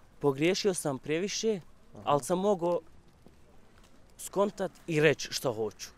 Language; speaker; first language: Croatian; non-native, learner; Kurdish